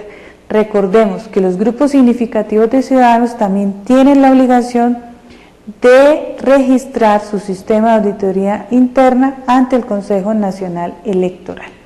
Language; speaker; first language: Spanish; native; Spanish